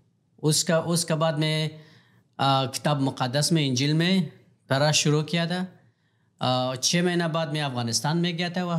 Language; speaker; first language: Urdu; non-native, learner; Pashto